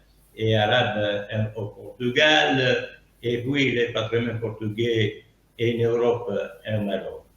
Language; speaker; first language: French; non-native, learner; Italian